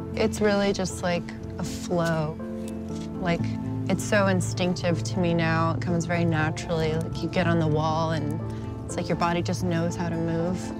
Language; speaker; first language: English; native; English